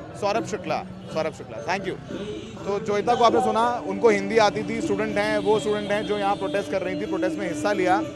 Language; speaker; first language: Hindi; native; Hindi